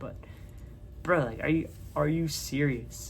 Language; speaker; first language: English; native; English